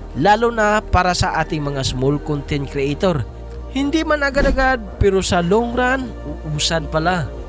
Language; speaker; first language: Filipino; non-native, local second language; Cebuano